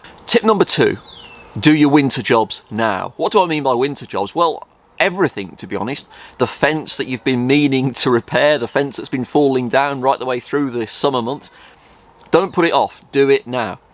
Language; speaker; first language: English; native; English